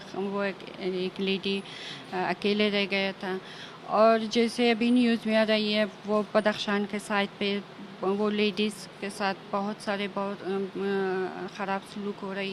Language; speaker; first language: Hindi; non-native, fluent; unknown